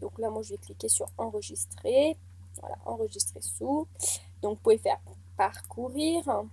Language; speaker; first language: French; native; French